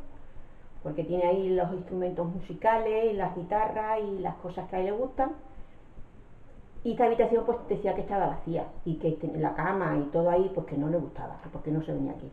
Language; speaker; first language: Spanish; native; Spanish